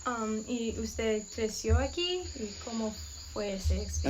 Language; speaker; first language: Spanish; non-native, learner; English